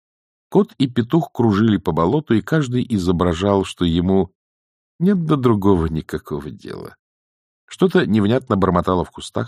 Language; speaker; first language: Russian; native; Russian